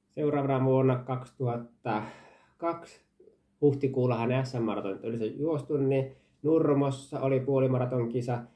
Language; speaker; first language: Finnish; early bilingual, heritage; Finnish